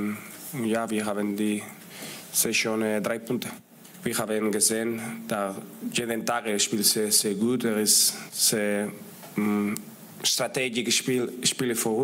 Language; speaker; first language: German; non-native, learner; Spanish